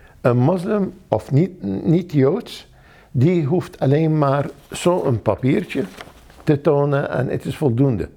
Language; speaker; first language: Dutch; non-native, fluent; Arabic